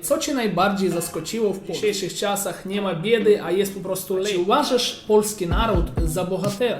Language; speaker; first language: Polish; non-native, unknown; Ukrainian